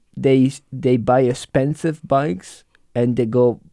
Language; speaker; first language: English; non-native, fluent; Italian